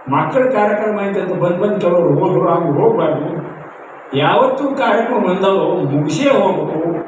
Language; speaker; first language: Kannada; native; Kannada